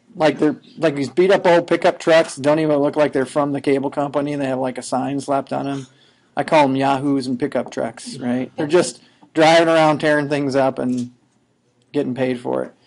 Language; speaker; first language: English; native; English